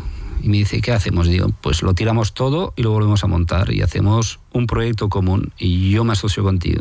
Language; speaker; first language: Spanish; non-native, fluent; French